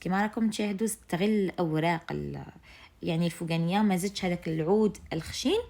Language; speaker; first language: Arabic; native; Arabic